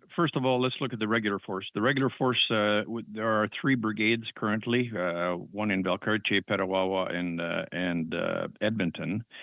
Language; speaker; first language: English; non-native, fluent; French